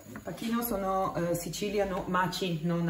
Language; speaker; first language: Japanese; non-native, learner; Italian